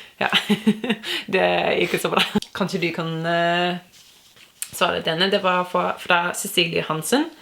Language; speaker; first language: Norwegian; non-native, learner; English